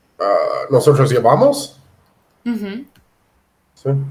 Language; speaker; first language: Spanish; non-native, learner; English